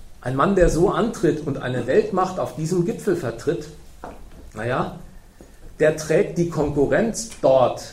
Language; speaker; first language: German; native; German